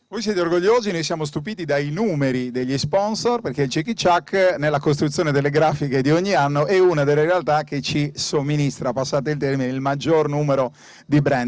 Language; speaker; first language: Italian; native; Italian